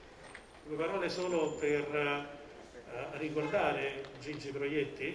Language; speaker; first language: Italian; native; Italian